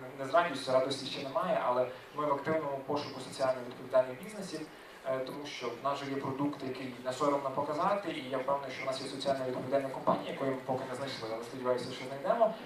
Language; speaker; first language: Ukrainian; native; Ukrainian